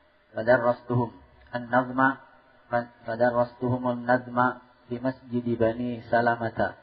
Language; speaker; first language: Arabic; non-native, fluent; Indonesian